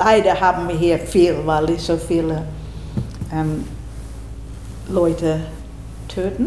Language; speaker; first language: German; non-native, learner; English